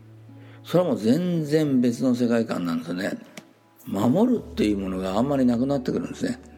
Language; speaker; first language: Japanese; native; Japanese